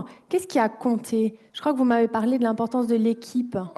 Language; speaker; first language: French; native; French